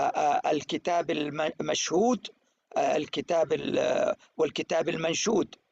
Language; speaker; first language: Arabic; native; Arabic